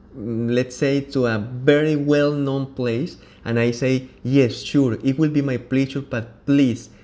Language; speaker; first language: English; non-native, learner; Spanish